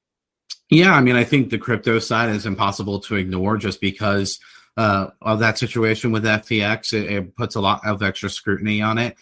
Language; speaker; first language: English; native; English